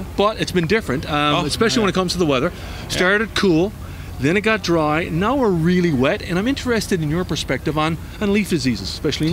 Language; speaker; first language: English; native; English